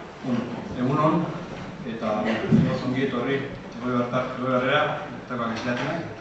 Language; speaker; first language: Basque; native; Basque